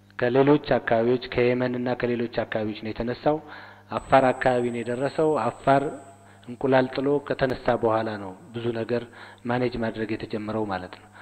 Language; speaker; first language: Amharic; native; Amharic